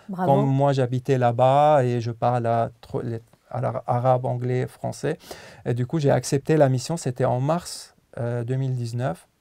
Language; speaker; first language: French; non-native, local second language; Arabic